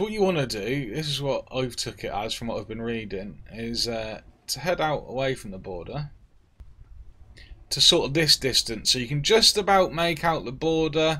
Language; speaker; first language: English; native; English